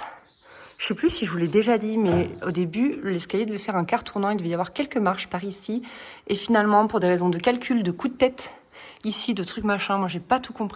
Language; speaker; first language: French; native; French